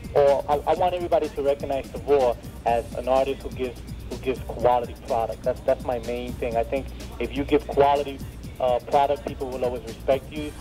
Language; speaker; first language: English; native; English